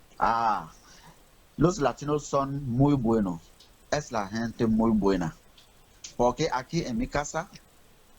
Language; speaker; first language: Spanish; non-native, learner; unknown